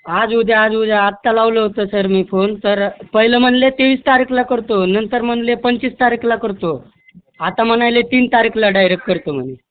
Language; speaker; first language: Marathi; native; Marathi